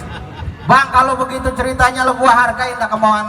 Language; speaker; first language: Indonesian; native; Indonesian